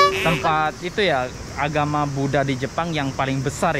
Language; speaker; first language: Indonesian; native; Indonesian